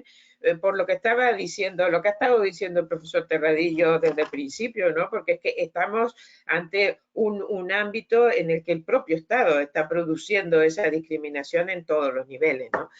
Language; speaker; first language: Spanish; native; Spanish